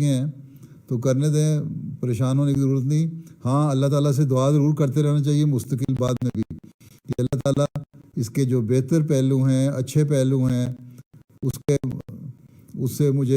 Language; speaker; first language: Urdu; native; Urdu